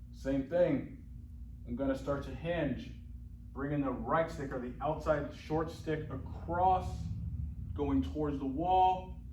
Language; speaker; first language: English; native; English